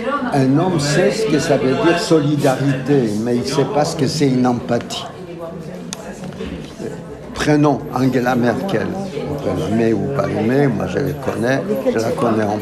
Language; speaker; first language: French; non-native, fluent; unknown